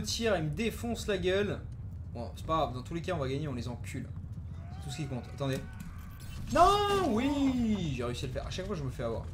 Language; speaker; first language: French; native; French